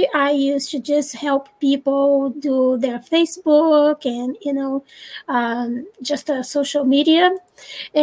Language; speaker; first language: English; non-native, fluent; Portuguese